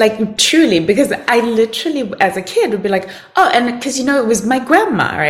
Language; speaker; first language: English; non-native, local second language; Shona